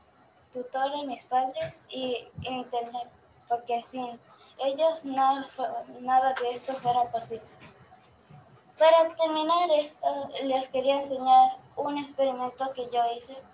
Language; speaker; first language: Spanish; early bilingual, heritage; Spanish